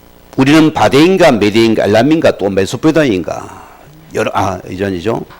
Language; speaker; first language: Korean; native; Korean